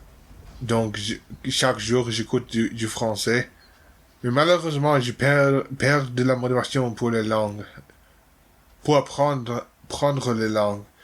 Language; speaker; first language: French; non-native, learner; English